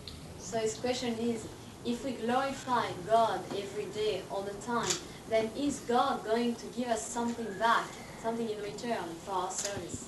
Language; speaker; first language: English; non-native, fluent; French